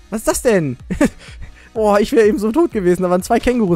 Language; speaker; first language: German; native; German